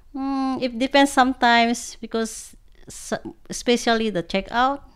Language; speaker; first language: English; non-native, local second language; Iloko